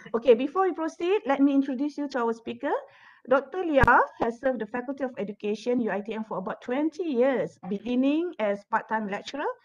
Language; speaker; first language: English; non-native, local second language; Malay